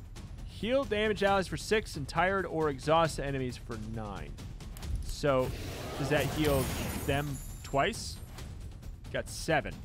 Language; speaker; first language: English; native; English